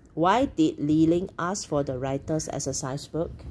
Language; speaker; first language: English; non-native, local second language; Chinese